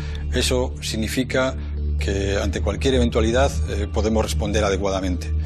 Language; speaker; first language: Spanish; native; Spanish